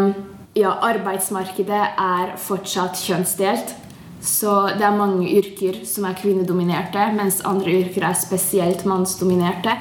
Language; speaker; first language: Norwegian; non-native, fluent; Hungarian